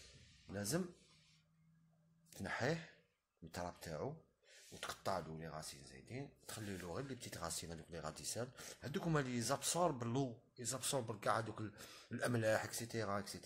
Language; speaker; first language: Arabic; native; Arabic